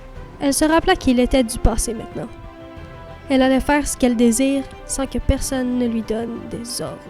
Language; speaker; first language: French; native; French